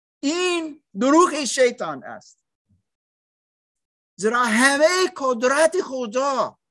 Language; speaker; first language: Persian; non-native, learner; English